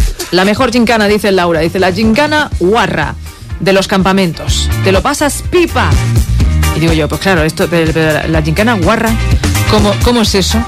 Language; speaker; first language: Spanish; native; Spanish